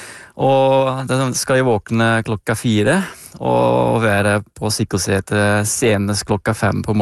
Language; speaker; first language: Norwegian; non-native, fluent; Dutch